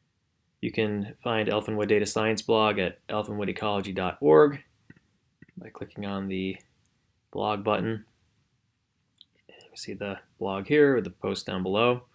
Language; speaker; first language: English; native; English